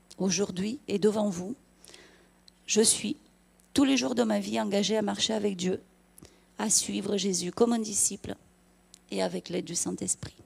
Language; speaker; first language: French; non-native, fluent; Romanian